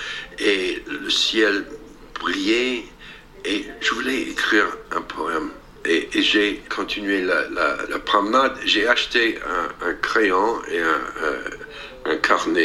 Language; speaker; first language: French; non-native, fluent; English